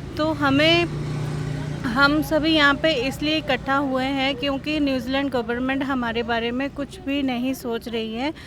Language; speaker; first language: Hindi; non-native, local second language; Punjabi